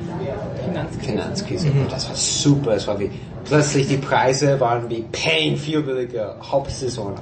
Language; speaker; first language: German; non-native, fluent; English